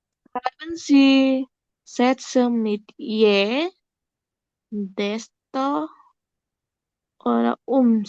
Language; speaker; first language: German; non-native, learner; Indonesian